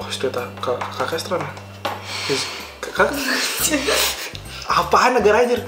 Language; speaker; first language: Russian; non-native, learner; Indonesian